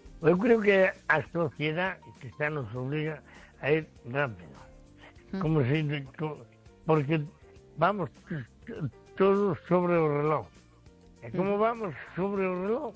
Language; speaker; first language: Spanish; non-native, local second language; Galician